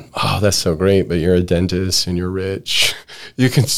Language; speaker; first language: English; native; English